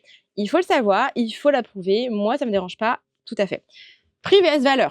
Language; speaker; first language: French; native; French